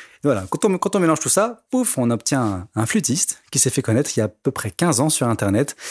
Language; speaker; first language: French; native; French